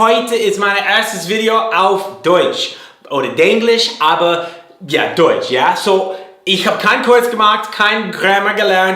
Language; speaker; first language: German; non-native, learner; English